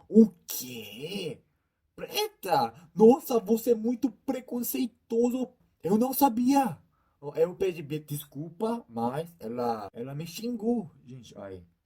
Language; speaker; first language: Portuguese; non-native, learner; Korean